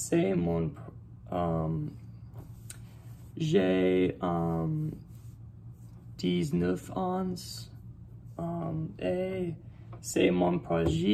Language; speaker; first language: French; non-native, learner; English